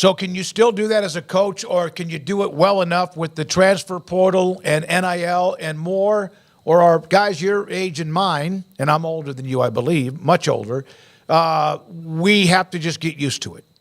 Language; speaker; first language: English; native; English